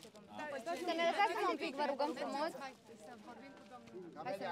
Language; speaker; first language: Romanian; native; Romanian